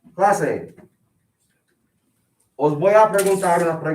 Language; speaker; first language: Spanish; non-native, fluent; English